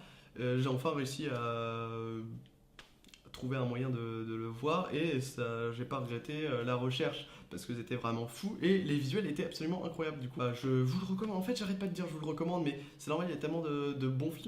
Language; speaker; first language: French; native; French